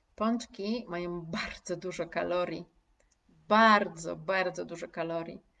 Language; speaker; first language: Polish; native; Polish